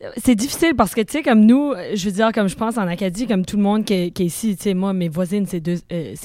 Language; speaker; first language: French; native; French